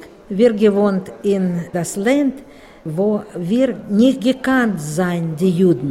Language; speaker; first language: German; non-native, learner; Russian